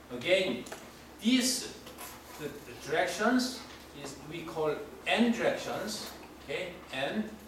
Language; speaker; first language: English; non-native, fluent; Korean